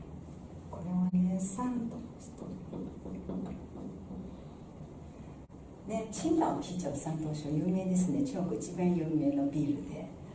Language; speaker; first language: Japanese; non-native, fluent; Chinese